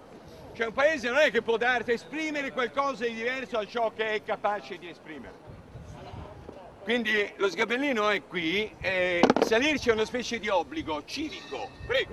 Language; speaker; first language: Italian; native; Italian